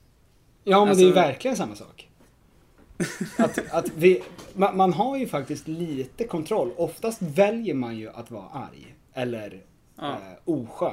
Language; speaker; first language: Swedish; native; Swedish